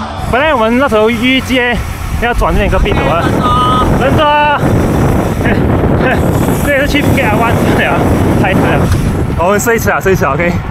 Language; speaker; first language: Chinese; native; Chinese